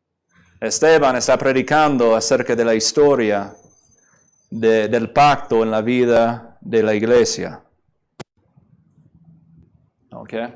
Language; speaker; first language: Spanish; non-native, fluent; English